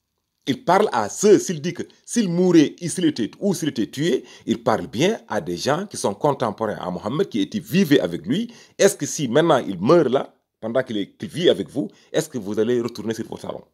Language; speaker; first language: French; native; French